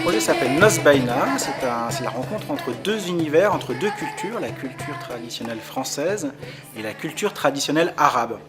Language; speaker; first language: French; native; French